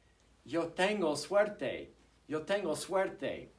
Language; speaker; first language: Spanish; non-native, fluent; English